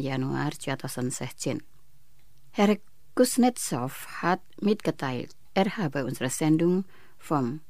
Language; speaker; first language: German; non-native, fluent; Indonesian